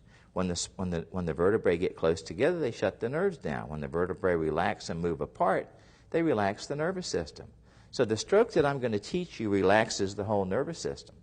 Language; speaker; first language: English; native; English